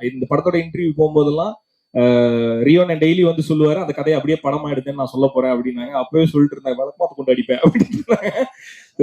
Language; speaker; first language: Tamil; native; Tamil